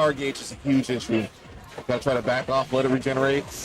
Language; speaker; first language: English; native; English